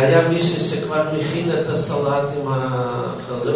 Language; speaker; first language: Hebrew; non-native, fluent; Russian